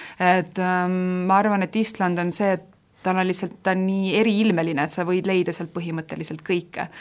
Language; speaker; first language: Estonian; native; Estonian